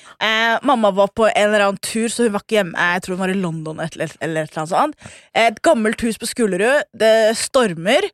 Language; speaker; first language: Norwegian; native; Norwegian